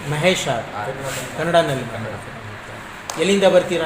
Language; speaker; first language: Kannada; non-native, local second language; Urdu